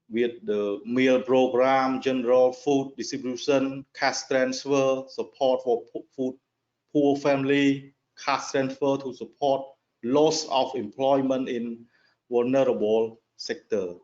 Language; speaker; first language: English; non-native, learner; Khmer